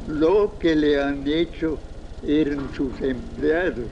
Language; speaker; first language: Spanish; non-native, fluent; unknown